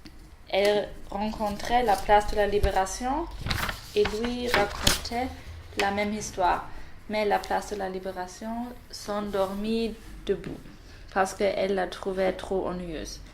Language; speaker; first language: French; non-native, learner; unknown